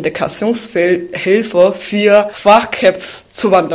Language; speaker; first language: German; non-native, fluent; Chinese